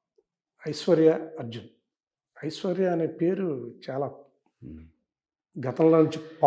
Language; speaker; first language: Telugu; native; Telugu